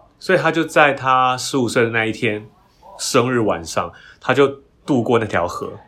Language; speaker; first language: Chinese; native; Chinese